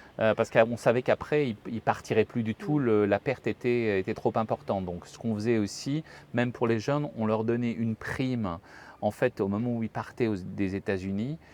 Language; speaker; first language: French; native; French